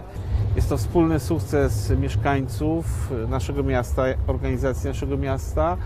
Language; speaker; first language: Polish; native; Polish